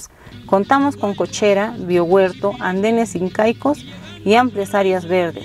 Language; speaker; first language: Spanish; native; Spanish